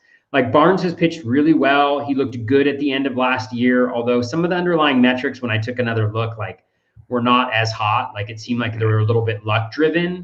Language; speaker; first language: English; native; English